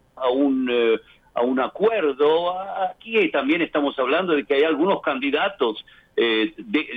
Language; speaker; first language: Spanish; native; Spanish